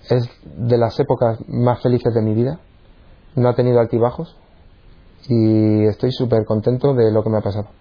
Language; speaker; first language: Spanish; native; Spanish